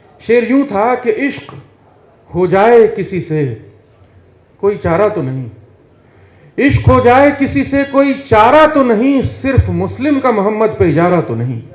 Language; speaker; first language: Hindi; native; Hindi